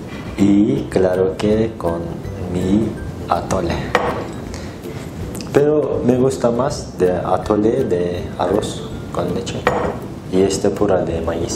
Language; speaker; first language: Spanish; non-native, learner; Turkish